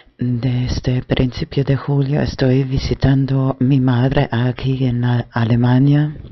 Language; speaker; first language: Spanish; non-native, fluent; German